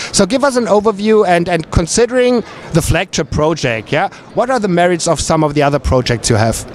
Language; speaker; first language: English; non-native, fluent; German